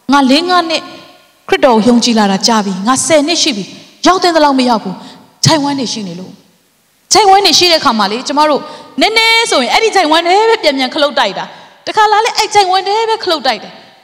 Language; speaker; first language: Burmese; non-native, local second language; Hakha Chin